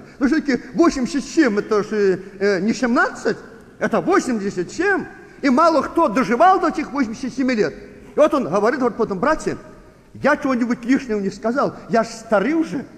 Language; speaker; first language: Russian; native; Russian